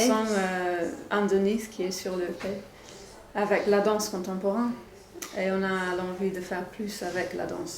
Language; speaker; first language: French; non-native, fluent; English